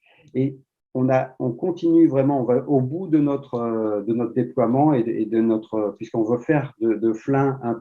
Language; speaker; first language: French; native; French